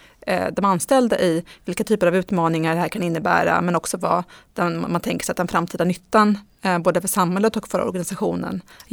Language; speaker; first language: Swedish; native; Swedish